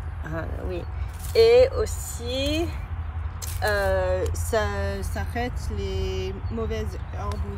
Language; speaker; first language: French; non-native, learner; English